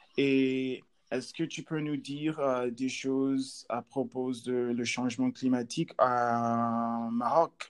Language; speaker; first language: French; non-native, learner; English